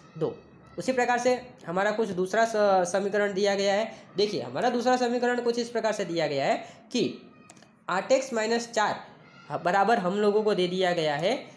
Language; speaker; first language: Hindi; non-native, local second language; Gujarati